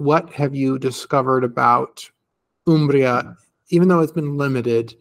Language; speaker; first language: English; native; English